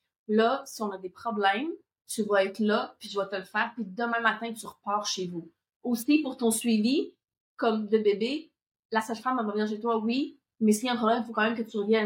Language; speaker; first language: French; native; French